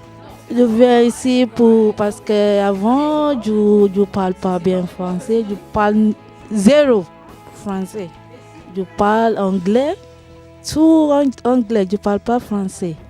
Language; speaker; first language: French; non-native, learner; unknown